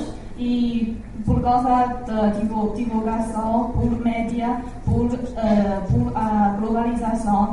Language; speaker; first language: Portuguese; non-native, learner; Chinese